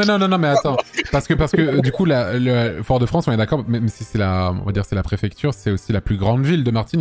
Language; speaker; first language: French; native; French